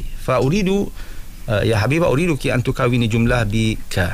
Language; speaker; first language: Arabic; non-native, fluent; Malay